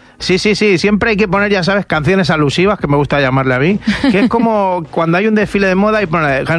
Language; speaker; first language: Spanish; native; Spanish